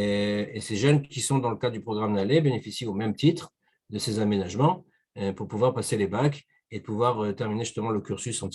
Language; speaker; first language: French; native; French